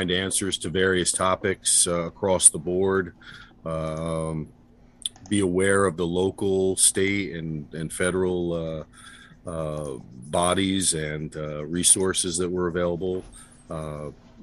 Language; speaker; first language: English; native; English